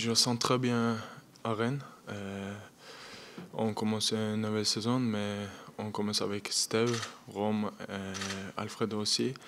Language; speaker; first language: French; non-native, learner; Turkish